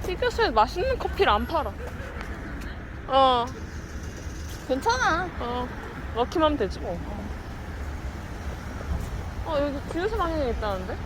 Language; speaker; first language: Korean; native; Korean